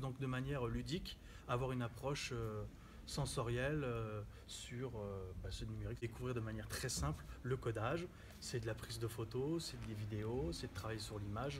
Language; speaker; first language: French; native; French